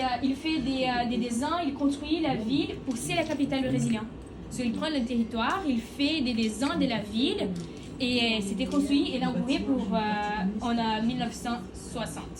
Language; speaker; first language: French; non-native, learner; Portuguese